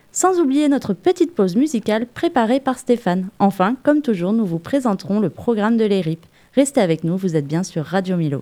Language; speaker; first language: French; native; French